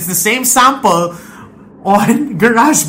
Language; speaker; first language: English; non-native, local second language; Filipino